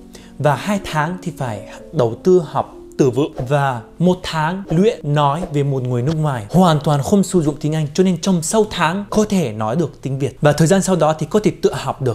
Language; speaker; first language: Vietnamese; non-native, fluent; Arabic